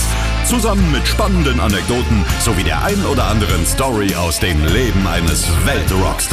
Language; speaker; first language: German; native; German